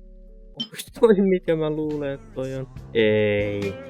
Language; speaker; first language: Finnish; native; Finnish